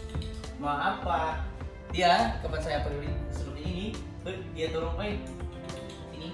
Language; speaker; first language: Indonesian; non-native, learner; English